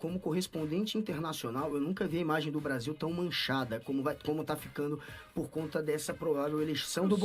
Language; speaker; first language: Portuguese; native; Portuguese